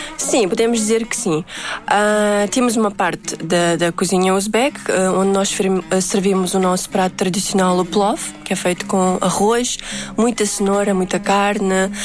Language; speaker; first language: Portuguese; early bilingual, other home language; Uzbek